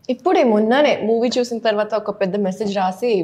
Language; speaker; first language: Telugu; non-native, local second language; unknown